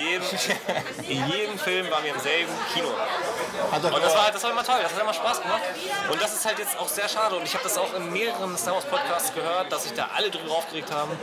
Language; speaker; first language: German; native; German